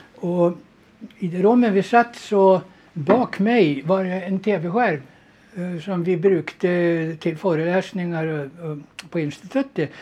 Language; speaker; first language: Swedish; native; Swedish